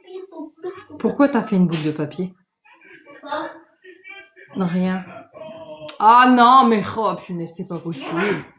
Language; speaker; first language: French; native; French